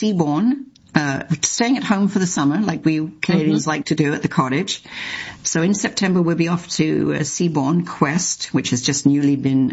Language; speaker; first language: English; native; English